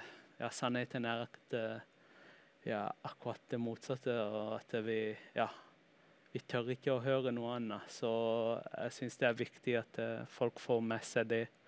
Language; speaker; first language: Norwegian; early bilingual, heritage; Norwegian